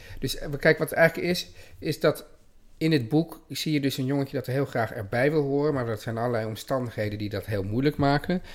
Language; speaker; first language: Dutch; native; Dutch